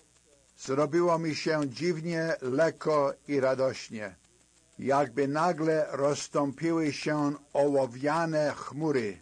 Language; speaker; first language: Polish; native; Polish